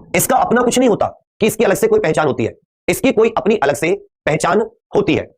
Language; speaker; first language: Hindi; native; Hindi